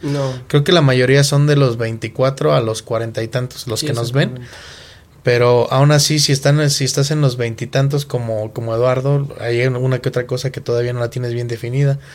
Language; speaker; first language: Spanish; native; Spanish